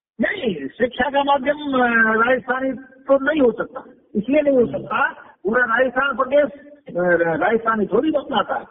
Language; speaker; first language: Hindi; native; Hindi